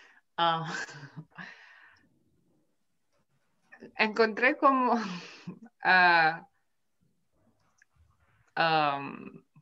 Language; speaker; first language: Spanish; non-native, fluent; Romanian